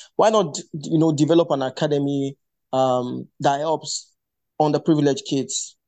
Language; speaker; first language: English; non-native, local second language; Yoruba